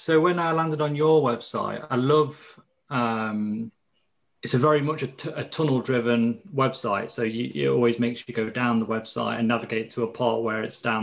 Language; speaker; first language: English; native; English